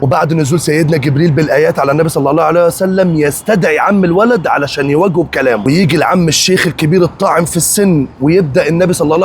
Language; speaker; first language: Arabic; native; Arabic